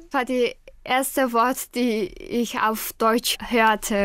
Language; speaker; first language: German; non-native, learner; Mongolian